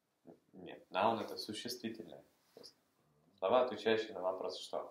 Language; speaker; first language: Russian; native; Russian